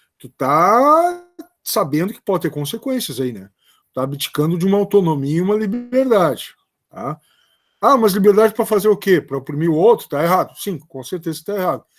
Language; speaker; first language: Portuguese; native; Portuguese